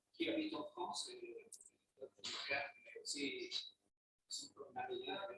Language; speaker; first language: French; non-native, learner; Maltese